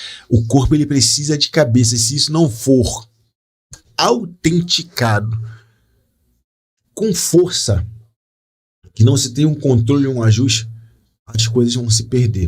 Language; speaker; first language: Portuguese; native; Portuguese